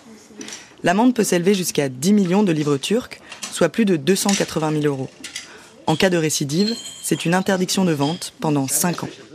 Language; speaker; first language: French; native; French